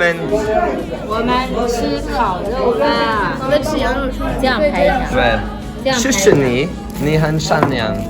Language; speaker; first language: Chinese; non-native, learner; English